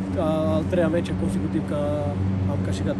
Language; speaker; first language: Romanian; non-native, learner; Macedonian